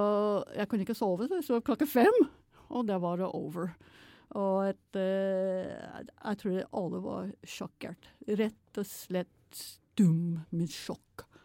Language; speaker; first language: Norwegian; non-native, fluent; English